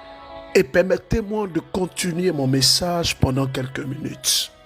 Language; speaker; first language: French; native; French